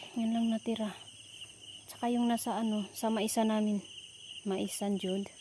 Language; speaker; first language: Filipino; non-native, local second language; Cebuano